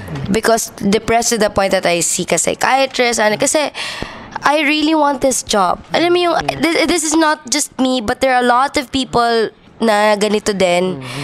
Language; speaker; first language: English; non-native, local second language; Cebuano